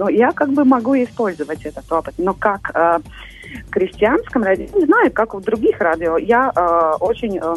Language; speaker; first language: Russian; non-native, local second language; Latvian